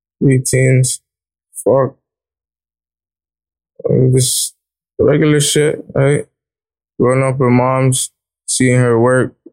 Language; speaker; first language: English; native; English